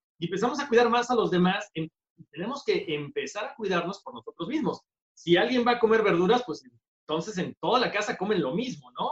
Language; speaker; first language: Spanish; native; Spanish